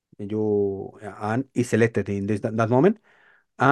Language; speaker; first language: English; non-native, learner; Spanish